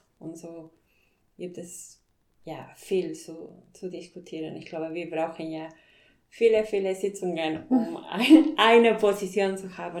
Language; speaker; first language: German; non-native, fluent; Spanish